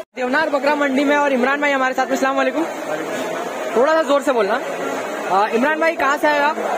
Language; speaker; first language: Hindi; native; Hindi